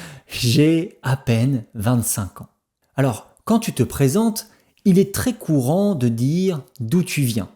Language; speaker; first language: French; native; French